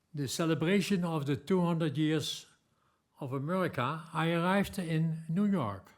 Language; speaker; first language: English; non-native, fluent; Dutch